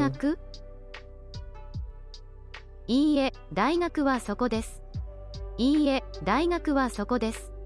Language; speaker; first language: Japanese; non-native, learner; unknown